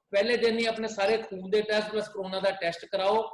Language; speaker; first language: Hindi; non-native, local second language; Punjabi